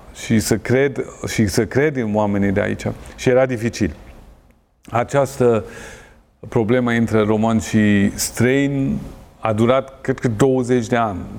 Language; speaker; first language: Romanian; non-native, fluent; German